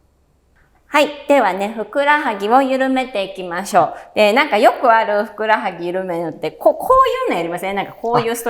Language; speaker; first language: Japanese; native; Japanese